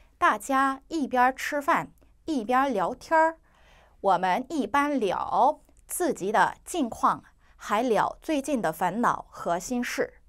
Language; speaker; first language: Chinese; non-native, fluent; Korean